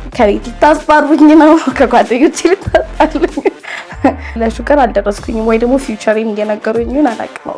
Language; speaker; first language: Amharic; native; Amharic